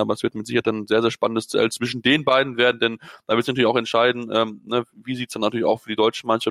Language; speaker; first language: German; native; German